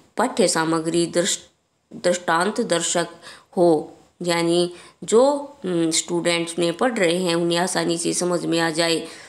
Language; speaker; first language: Hindi; native; Hindi